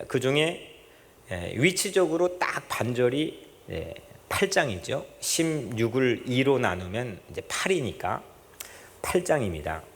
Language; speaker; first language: Korean; native; Korean